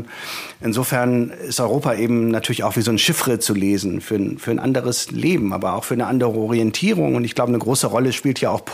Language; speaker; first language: German; native; German